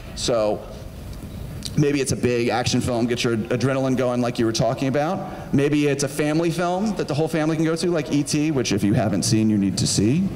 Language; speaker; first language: English; native; English